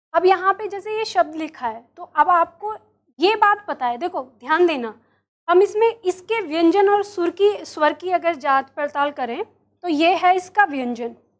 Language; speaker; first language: Hindi; native; Hindi